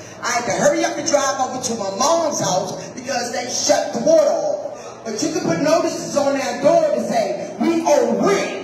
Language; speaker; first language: English; native; English